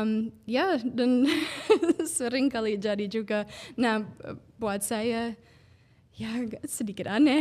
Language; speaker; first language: Indonesian; non-native, fluent; English